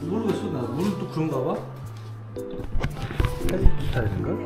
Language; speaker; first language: Korean; native; Korean